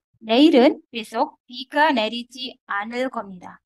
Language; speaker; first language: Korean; non-native, fluent; Indonesian